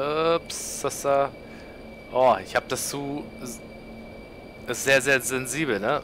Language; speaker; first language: German; native; German